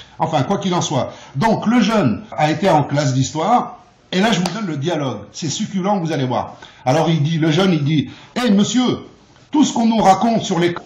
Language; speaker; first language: French; early bilingual, other home language; Arabic